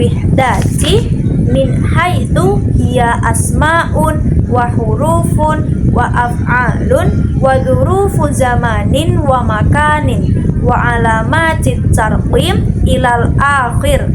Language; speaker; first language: Arabic; non-native, learner; Indonesian